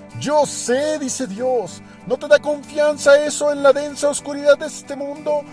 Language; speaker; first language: Spanish; native; Spanish